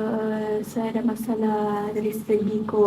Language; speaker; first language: Malay; native; Malay